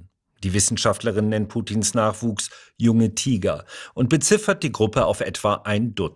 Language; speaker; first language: German; native; German